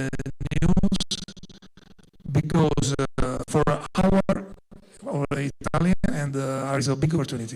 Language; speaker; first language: English; non-native, learner; Italian